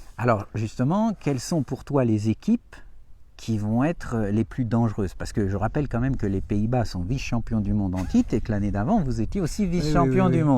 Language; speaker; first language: French; native; French